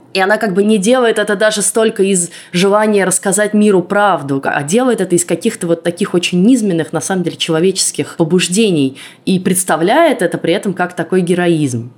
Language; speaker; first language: Russian; native; Russian